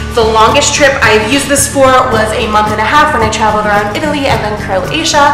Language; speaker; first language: English; native; English